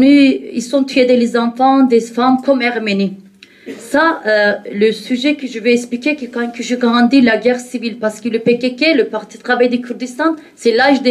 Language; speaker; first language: French; non-native, learner; Kurdish